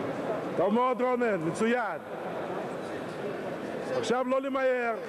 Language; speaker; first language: Hebrew; non-native, fluent; Russian